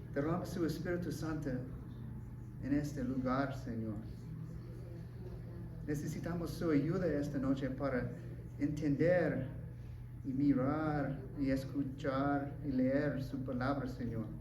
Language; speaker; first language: Spanish; non-native, learner; English